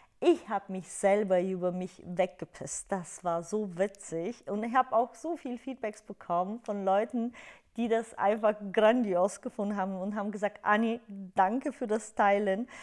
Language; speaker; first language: German; non-native, fluent; Bulgarian